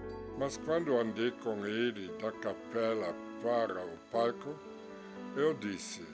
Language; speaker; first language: Portuguese; non-native, fluent; German